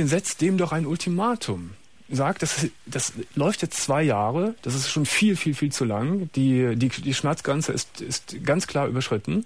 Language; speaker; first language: German; native; German